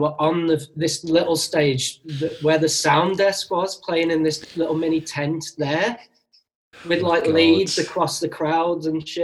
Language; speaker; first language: English; native; English